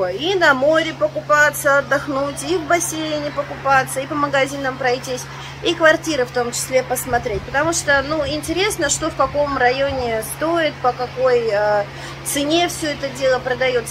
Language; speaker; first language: Russian; native; Russian